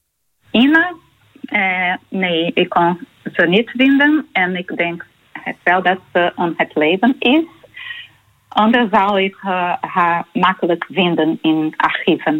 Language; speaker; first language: Dutch; non-native, learner; Portuguese